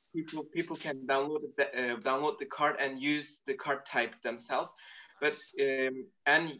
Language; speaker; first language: English; non-native, fluent; Turkish